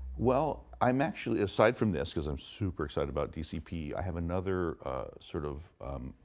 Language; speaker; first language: English; native; English